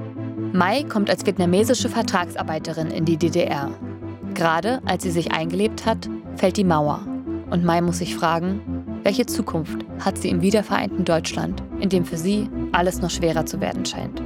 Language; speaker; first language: German; native; German